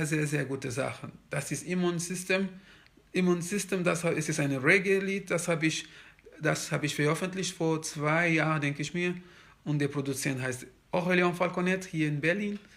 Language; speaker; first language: German; non-native, fluent; Kabuverdianu